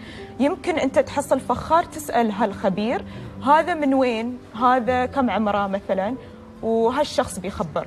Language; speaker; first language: Arabic; native; Arabic